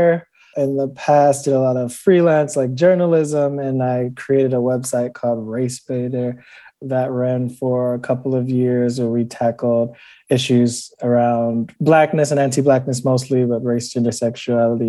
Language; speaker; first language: English; native; English